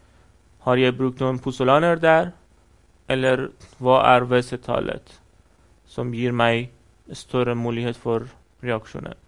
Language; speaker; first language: Norwegian; non-native, learner; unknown